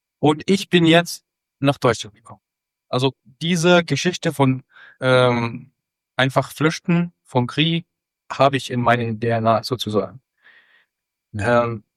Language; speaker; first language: German; non-native, fluent; Arabic